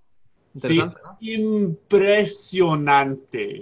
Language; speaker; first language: Spanish; non-native, learner; English